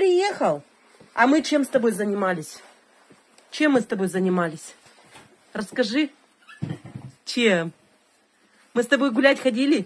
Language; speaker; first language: Russian; native; Russian